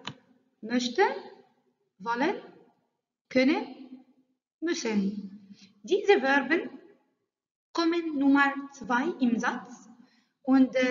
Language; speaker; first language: German; non-native, learner; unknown